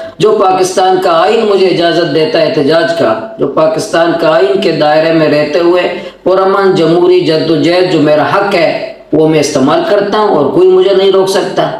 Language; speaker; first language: Urdu; non-native, local second language; Baluchi